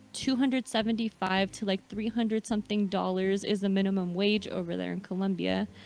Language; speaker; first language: English; early bilingual, other home language; Spanish